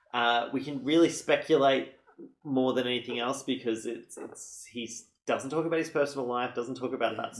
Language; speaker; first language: English; native; English